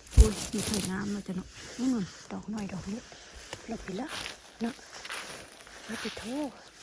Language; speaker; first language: Thai; native; Thai